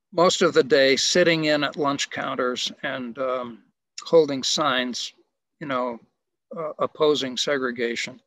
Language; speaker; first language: English; native; English